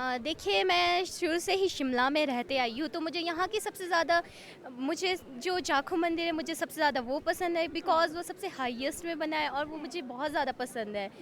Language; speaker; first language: Hindi; early bilingual, other home language; Nepali